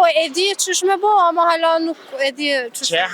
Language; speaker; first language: Albanian; non-native, learner; Turkish